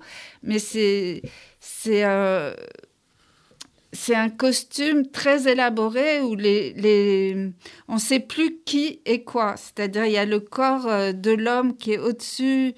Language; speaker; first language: French; native; French